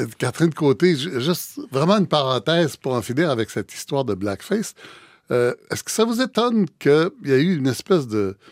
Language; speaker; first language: French; native; French